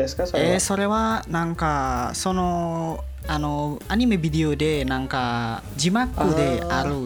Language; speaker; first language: Japanese; non-native, learner; Indonesian